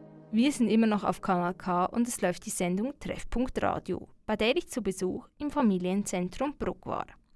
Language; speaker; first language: German; native; German